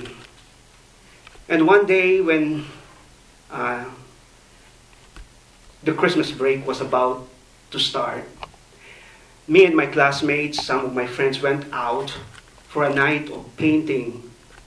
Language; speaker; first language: English; non-native, local second language; Filipino